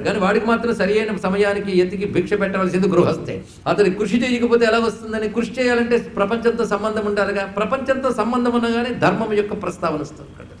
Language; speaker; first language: Telugu; native; Telugu